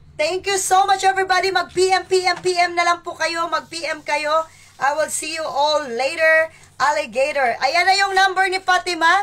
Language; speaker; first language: Filipino; native; Filipino